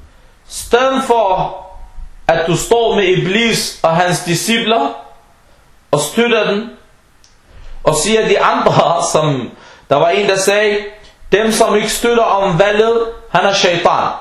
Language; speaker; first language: Danish; early bilingual, other home language; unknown